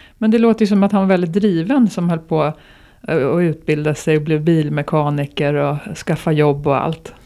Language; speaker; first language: Swedish; native; Swedish